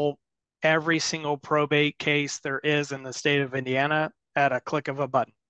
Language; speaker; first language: English; native; English